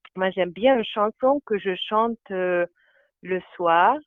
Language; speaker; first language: French; non-native, fluent; Hungarian